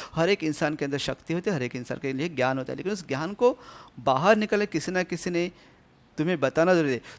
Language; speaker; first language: Hindi; non-native, local second language; Marathi